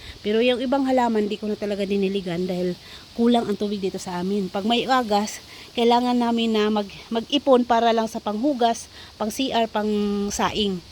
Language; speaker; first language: Filipino; non-native, local second language; Cebuano